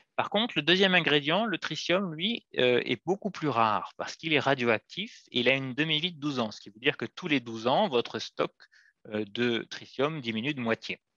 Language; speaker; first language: French; native; French